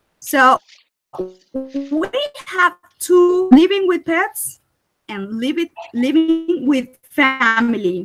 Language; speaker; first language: English; non-native, fluent; Spanish